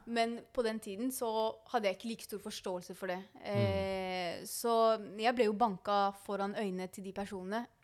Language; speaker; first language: Norwegian; native; Norwegian